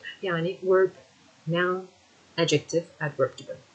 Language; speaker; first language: English; non-native, fluent; Turkish